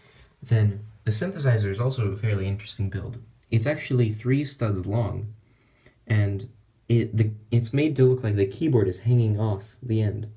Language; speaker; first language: English; native; English